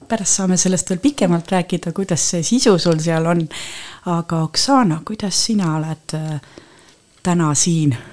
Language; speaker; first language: Estonian; native; Estonian